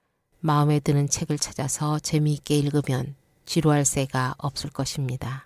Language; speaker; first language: Korean; native; Korean